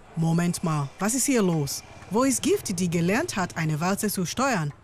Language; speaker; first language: German; non-native, fluent; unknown